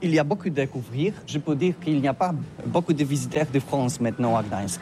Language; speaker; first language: French; non-native, learner; Polish